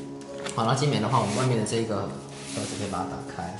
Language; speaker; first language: Chinese; native; Chinese